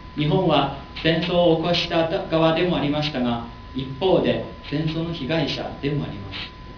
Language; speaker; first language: Japanese; non-native, learner; Chinese